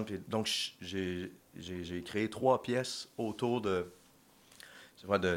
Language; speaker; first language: French; native; French